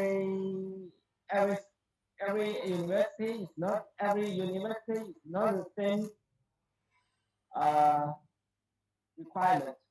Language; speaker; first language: English; non-native, learner; Chinese